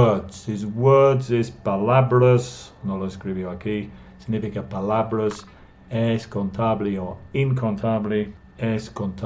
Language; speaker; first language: Spanish; non-native, fluent; English